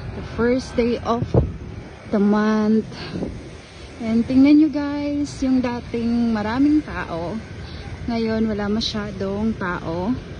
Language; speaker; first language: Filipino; non-native, local second language; Bikol